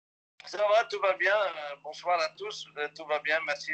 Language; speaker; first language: French; non-native, local second language; Dutch